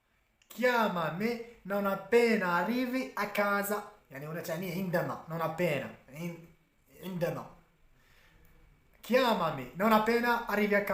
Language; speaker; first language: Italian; non-native, fluent; Arabic